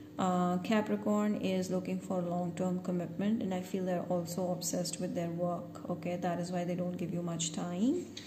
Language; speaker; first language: English; non-native, local second language; Hindi